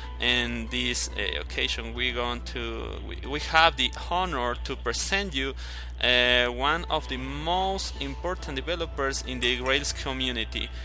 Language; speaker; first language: English; non-native, learner; Spanish